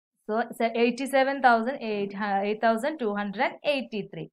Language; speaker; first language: English; non-native, local second language; Malayalam